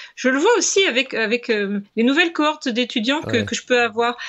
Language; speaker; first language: French; native; French